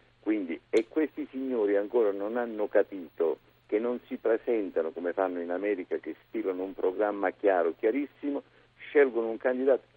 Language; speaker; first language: Italian; native; Italian